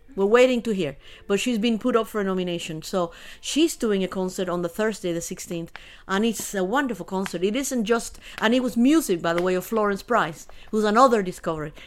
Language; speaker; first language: English; early bilingual, other home language; Spanish